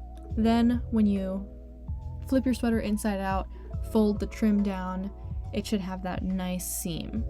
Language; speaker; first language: English; native; English